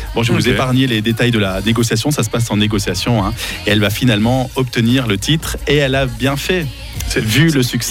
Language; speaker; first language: French; native; French